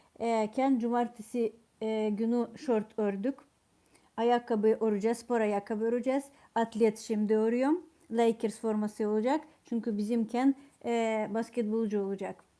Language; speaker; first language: Turkish; non-native, fluent; Ukrainian